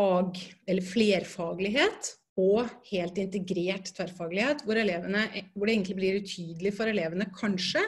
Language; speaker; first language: Norwegian; native; Norwegian